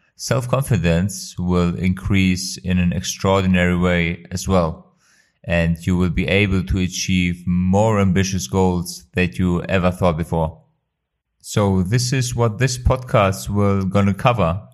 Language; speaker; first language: English; non-native, fluent; Albanian